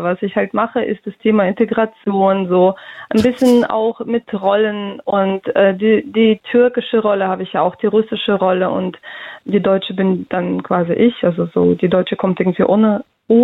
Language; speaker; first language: German; early bilingual, other home language; Russian